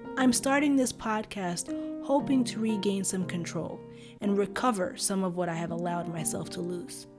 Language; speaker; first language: English; early bilingual, other home language; Arabic